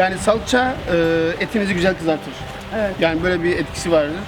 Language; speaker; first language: Turkish; native; Turkish